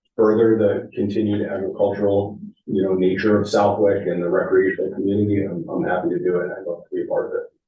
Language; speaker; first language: English; native; English